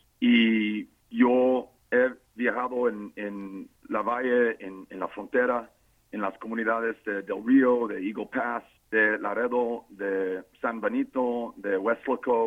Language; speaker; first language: Spanish; non-native, fluent; English